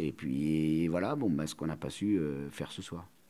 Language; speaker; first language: French; native; French